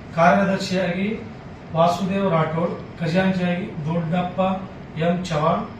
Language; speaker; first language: Kannada; non-native, local second language; Lambadi